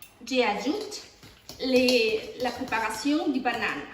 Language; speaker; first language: French; non-native, fluent; Spanish